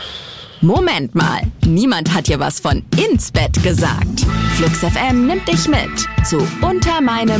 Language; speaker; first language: German; native; German